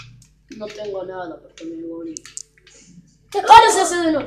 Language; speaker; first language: Spanish; native; Spanish